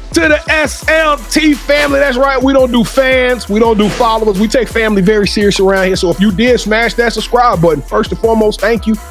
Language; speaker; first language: English; native; English